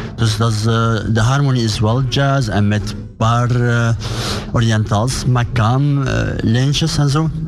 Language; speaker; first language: Dutch; non-native, learner; Arabic